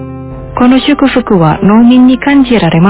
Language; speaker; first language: Japanese; non-native, fluent; Indonesian